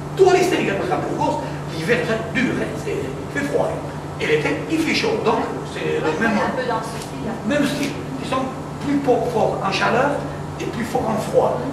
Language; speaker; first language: French; native; French